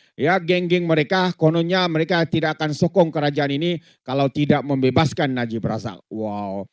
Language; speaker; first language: Malay; native; Malay